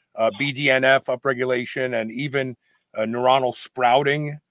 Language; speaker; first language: English; native; English